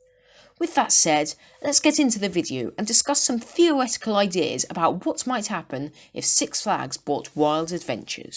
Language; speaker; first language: English; native; English